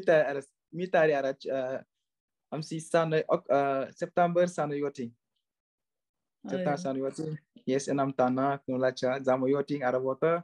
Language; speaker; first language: Armenian; non-native, learner; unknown